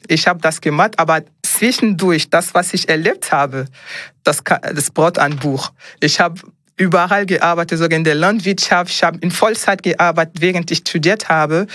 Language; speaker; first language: German; non-native, fluent; French